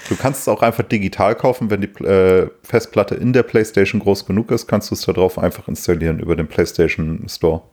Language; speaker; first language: German; native; German